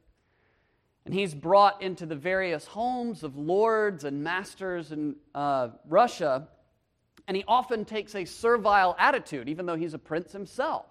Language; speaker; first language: English; native; English